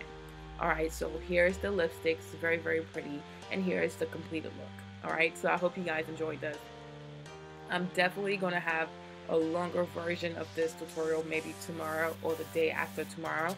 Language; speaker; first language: English; native; English